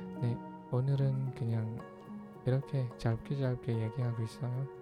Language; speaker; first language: Korean; non-native, learner; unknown